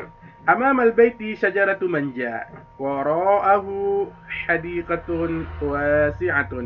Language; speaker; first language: Arabic; non-native, fluent; Indonesian